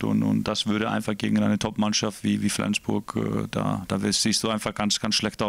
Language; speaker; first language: German; non-native, fluent; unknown